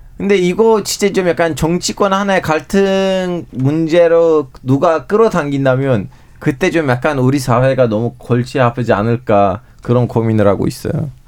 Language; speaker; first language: Korean; non-native, fluent; Turkish